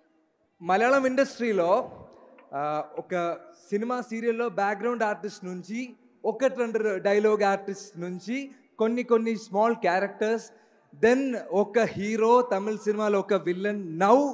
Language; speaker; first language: Telugu; non-native, learner; Malayalam